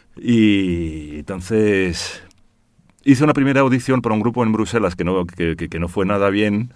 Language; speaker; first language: Spanish; early bilingual, heritage; Spanish